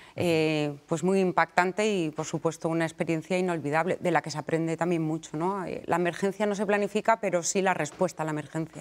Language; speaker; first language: Spanish; native; Spanish